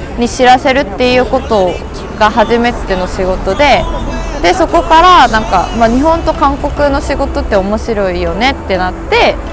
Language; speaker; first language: Japanese; non-native, fluent; Korean